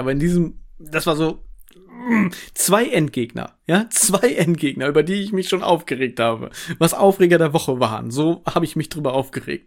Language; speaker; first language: German; native; German